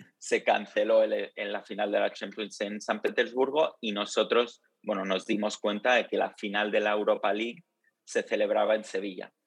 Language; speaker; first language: Spanish; early bilingual, other home language; Italian